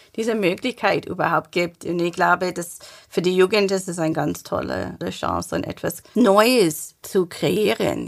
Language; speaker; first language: German; non-native, fluent; English